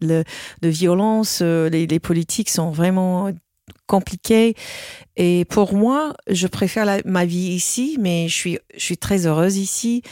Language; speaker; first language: French; non-native, fluent; English